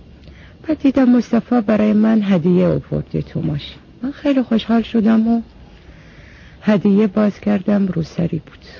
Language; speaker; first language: Persian; non-native, fluent; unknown